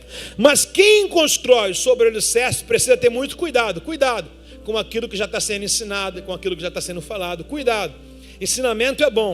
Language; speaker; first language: Portuguese; native; Portuguese